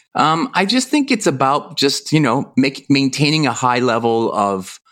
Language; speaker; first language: English; native; English